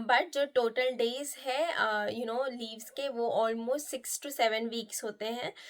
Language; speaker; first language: Hindi; non-native, local second language; Nepali